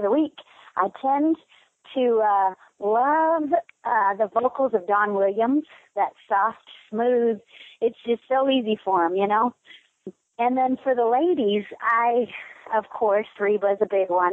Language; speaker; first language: English; native; English